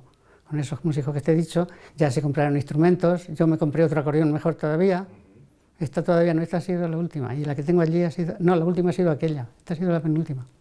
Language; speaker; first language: Spanish; native; Spanish